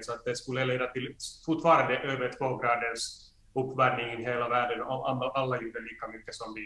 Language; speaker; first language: Swedish; non-native, fluent; Finnish